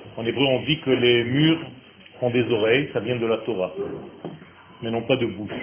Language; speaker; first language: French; non-native, fluent; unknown